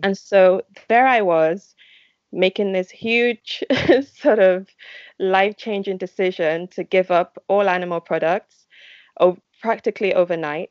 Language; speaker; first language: English; non-native, local second language; Yoruba